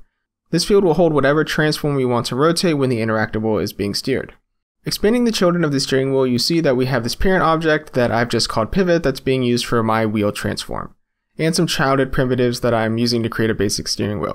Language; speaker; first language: English; native; English